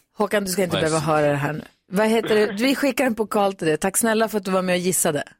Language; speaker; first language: Swedish; native; Swedish